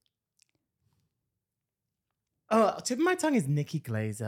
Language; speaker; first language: English; native; English